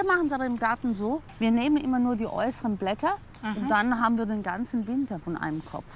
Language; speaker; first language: German; native; German